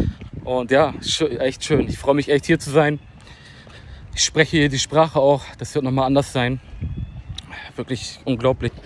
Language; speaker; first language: German; early bilingual, other home language; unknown